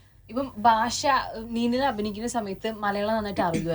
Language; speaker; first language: Malayalam; native; Malayalam